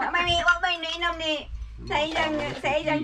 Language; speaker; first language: Swedish; non-native, learner; Cebuano